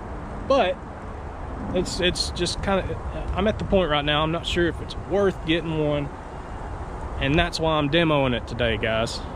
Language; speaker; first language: English; native; English